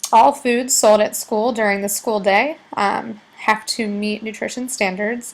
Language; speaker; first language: English; native; English